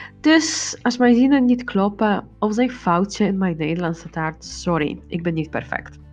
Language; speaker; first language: Dutch; non-native, learner; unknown